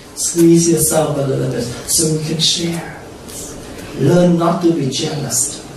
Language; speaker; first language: English; non-native, fluent; Vietnamese